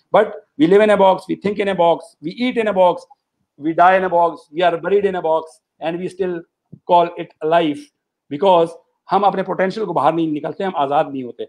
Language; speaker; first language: Urdu; non-native, local second language; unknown